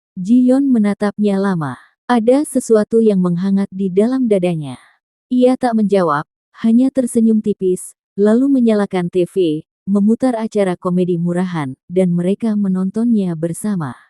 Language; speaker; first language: Indonesian; native; Indonesian